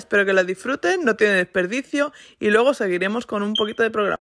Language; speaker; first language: Spanish; native; Spanish